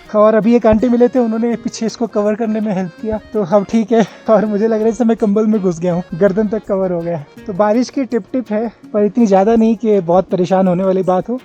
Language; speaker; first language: Hindi; native; Hindi